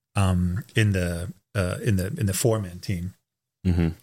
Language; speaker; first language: English; non-native, fluent; German